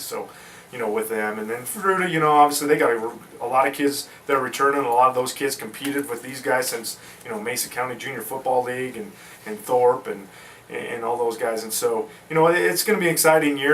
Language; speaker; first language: English; native; English